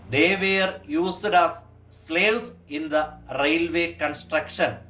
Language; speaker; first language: English; non-native, local second language; Malayalam